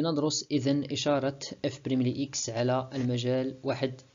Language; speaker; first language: Arabic; native; Arabic